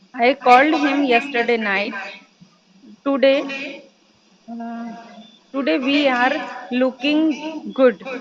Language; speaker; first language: English; non-native, learner; Hindi